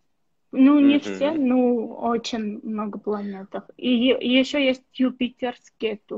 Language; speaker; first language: Russian; non-native, local second language; Armenian